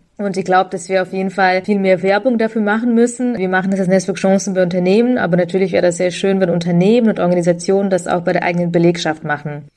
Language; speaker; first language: German; early bilingual, other home language; Russian